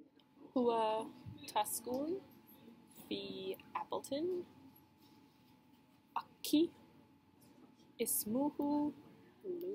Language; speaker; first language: Arabic; non-native, learner; English